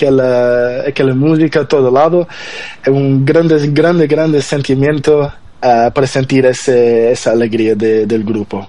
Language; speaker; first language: Spanish; non-native, learner; Portuguese